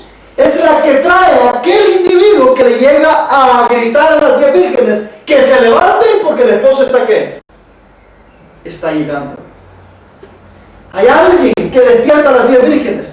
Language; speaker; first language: Spanish; native; Spanish